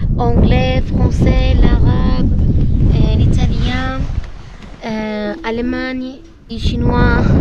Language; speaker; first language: French; non-native, learner; Persian